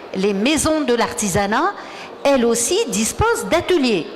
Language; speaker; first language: French; non-native, local second language; Arabic